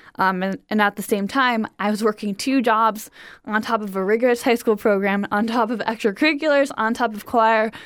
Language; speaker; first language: English; native; English